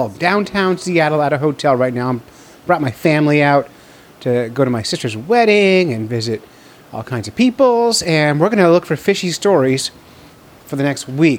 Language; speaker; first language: English; native; English